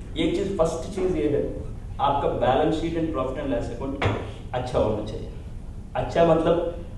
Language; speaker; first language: Hindi; non-native, local second language; Telugu